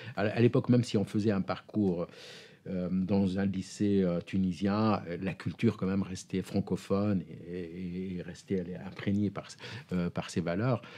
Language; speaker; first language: French; non-native, local second language; Arabic